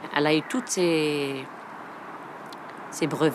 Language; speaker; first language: French; non-native, learner; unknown